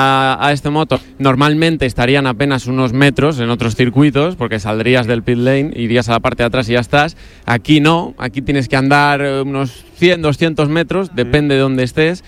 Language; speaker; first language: Spanish; native; Spanish